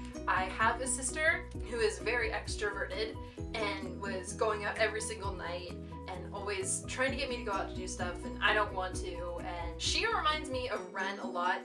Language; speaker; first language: English; native; English